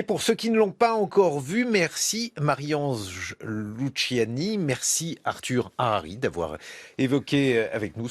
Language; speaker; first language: French; native; French